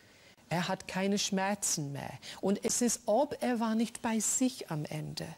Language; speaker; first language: German; non-native, fluent; English